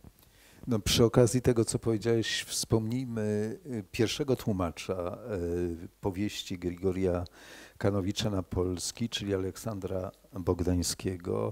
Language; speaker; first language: Polish; native; Polish